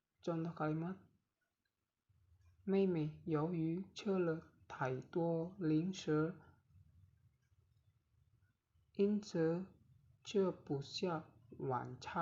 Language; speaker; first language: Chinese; non-native, learner; Indonesian